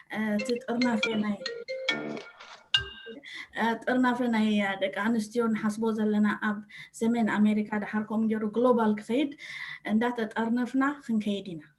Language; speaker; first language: Tigrinya; early bilingual, heritage; Tigrinya